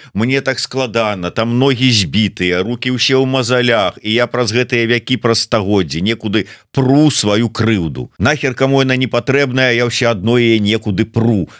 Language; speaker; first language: Belarusian; native; Belarusian